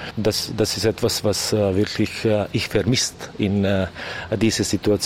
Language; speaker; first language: German; non-native, learner; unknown